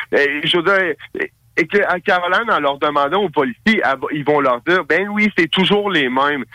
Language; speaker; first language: French; native; French